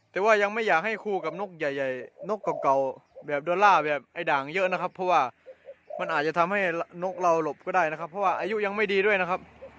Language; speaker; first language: Thai; non-native, local second language; Northeastern Thai